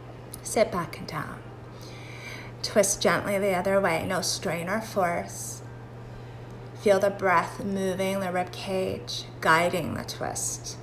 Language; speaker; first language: English; native; English